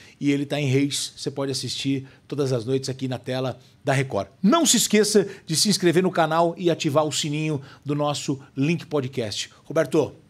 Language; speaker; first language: Portuguese; native; Portuguese